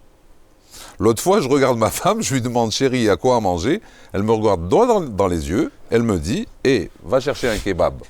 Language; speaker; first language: French; non-native, local second language; Arabic